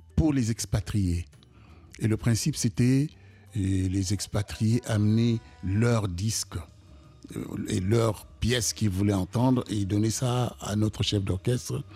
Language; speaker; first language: French; non-native, local second language; Kongo